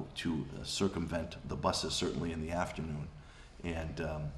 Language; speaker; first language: English; native; English